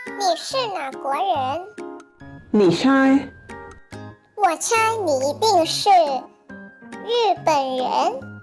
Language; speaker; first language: Chinese; non-native, fluent; Thai